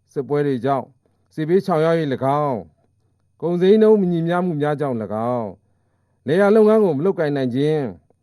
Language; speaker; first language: Burmese; non-native, local second language; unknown